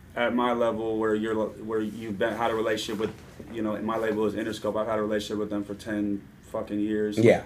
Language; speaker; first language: English; native; English